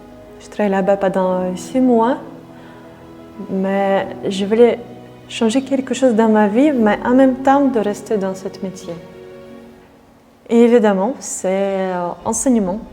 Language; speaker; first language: French; non-native, fluent; Russian